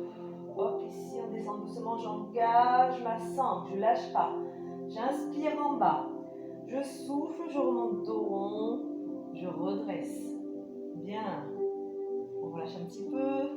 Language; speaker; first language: French; native; French